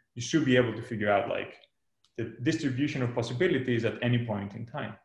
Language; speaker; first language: English; non-native, fluent; Greek